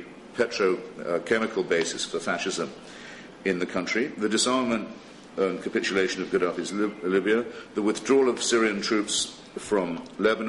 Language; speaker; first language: English; native; English